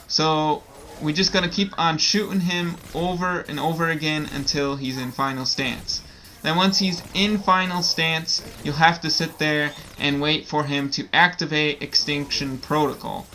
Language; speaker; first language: English; native; English